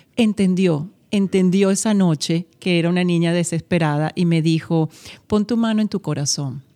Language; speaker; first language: Spanish; native; Spanish